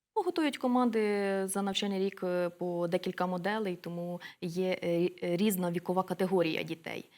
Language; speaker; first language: Ukrainian; native; Ukrainian